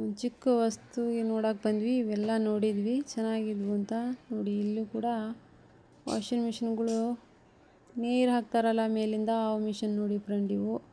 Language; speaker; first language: Kannada; non-native, local second language; Urdu